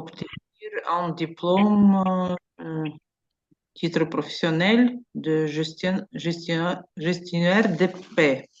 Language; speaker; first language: French; non-native, learner; Ukrainian